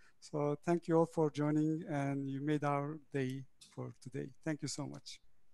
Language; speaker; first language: English; non-native, fluent; Turkish